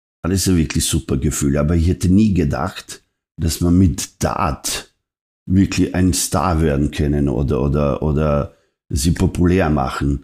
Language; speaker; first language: German; non-native, fluent; Serbian